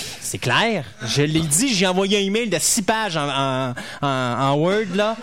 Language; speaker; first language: French; native; French